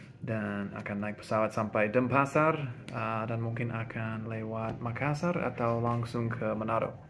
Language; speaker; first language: Indonesian; non-native, fluent; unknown